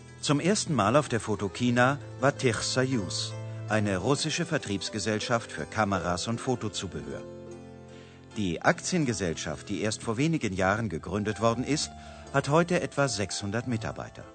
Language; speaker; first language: German; native; German